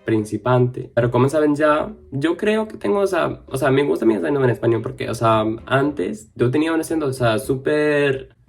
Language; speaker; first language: Spanish; non-native, fluent; English